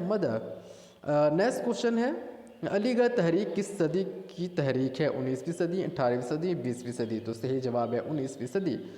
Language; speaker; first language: Urdu; native; Urdu